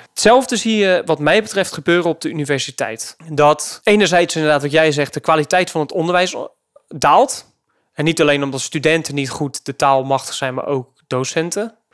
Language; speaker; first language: Dutch; native; Dutch